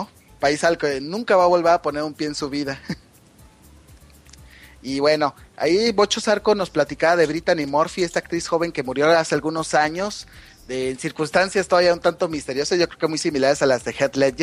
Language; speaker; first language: Spanish; native; Spanish